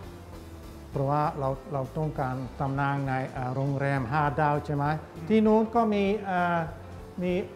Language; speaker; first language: Thai; non-native, fluent; Dutch